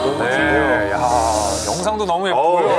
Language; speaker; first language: Korean; native; Korean